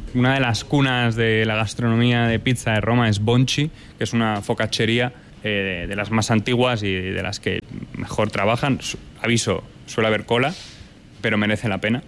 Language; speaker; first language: Spanish; native; Spanish